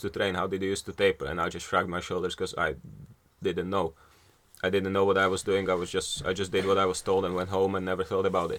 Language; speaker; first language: English; non-native, fluent; Slovak